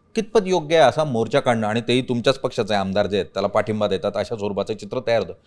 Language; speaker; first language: Marathi; native; Marathi